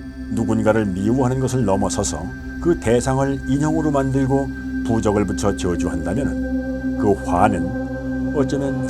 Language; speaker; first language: Korean; native; Korean